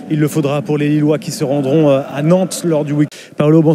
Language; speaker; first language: French; native; French